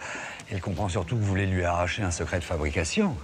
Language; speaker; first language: French; native; French